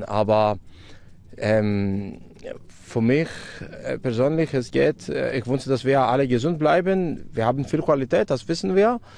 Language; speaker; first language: German; non-native, fluent; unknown